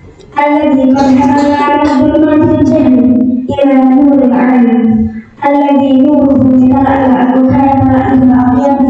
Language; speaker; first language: Arabic; non-native, learner; Indonesian